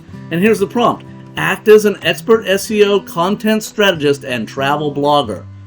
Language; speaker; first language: English; native; English